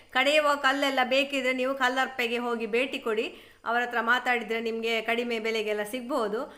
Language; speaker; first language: Kannada; non-native, local second language; Tulu